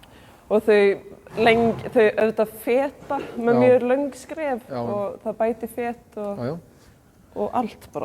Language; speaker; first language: Icelandic; non-native, fluent; Swedish